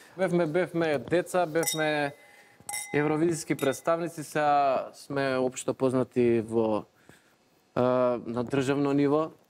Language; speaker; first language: Macedonian; native; Macedonian